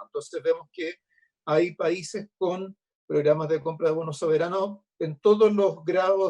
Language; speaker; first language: Spanish; native; Spanish